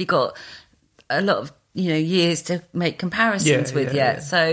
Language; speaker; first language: English; native; English